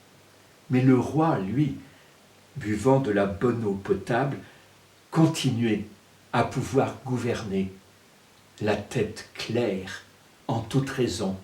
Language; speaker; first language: French; native; French